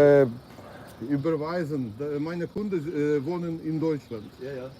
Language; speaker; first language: German; non-native, learner; Ukrainian